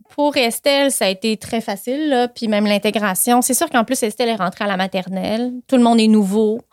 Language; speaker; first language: French; native; French